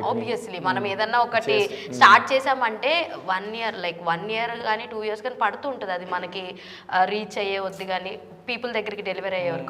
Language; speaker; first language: Telugu; native; Telugu